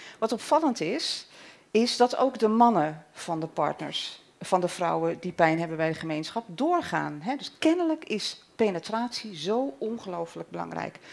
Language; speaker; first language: Dutch; native; Dutch